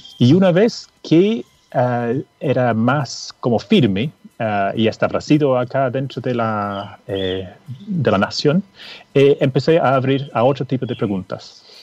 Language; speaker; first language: Spanish; non-native, fluent; English